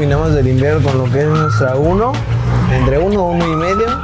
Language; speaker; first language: Spanish; native; Spanish